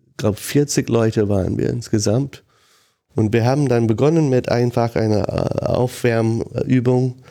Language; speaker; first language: German; non-native, fluent; English